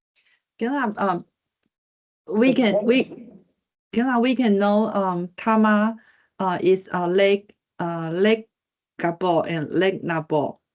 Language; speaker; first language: English; non-native, learner; Chinese